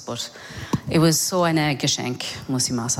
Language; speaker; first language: German; non-native, fluent; English